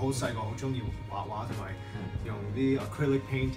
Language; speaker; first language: Cantonese; early bilingual, heritage; English